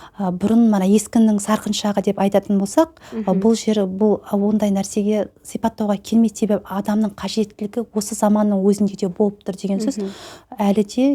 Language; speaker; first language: Kazakh; native; Kazakh